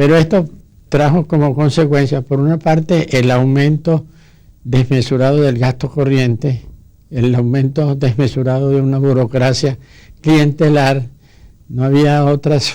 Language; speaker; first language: Spanish; native; Spanish